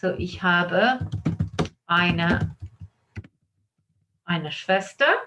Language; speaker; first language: German; non-native, fluent; English